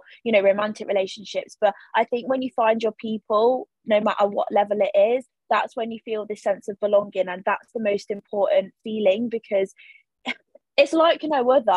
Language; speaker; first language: English; native; English